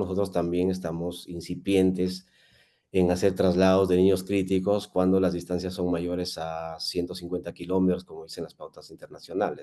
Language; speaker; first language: Spanish; native; Spanish